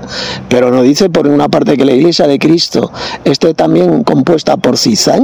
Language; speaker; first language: Spanish; native; Spanish